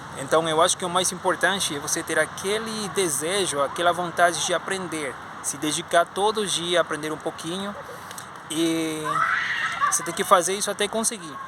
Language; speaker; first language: Portuguese; non-native, fluent; Spanish